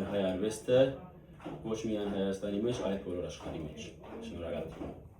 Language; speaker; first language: Armenian; early bilingual, heritage; Armenian